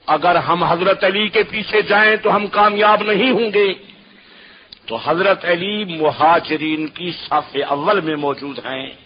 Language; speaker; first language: Urdu; non-native, local second language; Saraiki